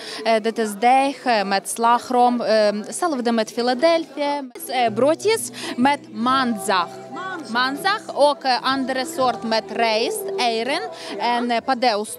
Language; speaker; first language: Dutch; non-native, learner; Ukrainian